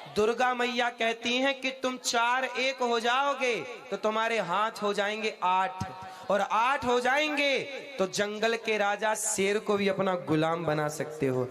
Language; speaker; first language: Hindi; native; Hindi